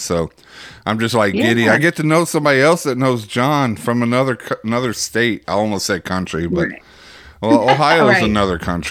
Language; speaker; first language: English; native; English